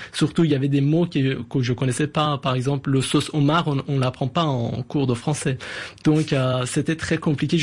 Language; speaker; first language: French; non-native, fluent; Persian